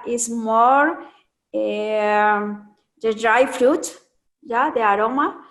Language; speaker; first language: English; non-native, learner; Spanish